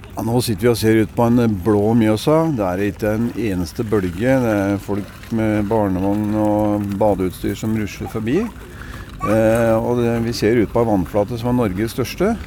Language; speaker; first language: Norwegian; native; Norwegian